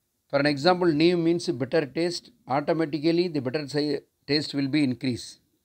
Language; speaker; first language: English; non-native, local second language; Tamil